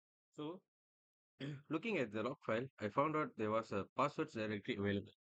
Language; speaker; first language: English; non-native, local second language; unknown